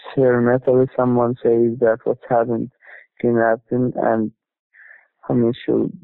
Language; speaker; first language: English; non-native, learner; Arabic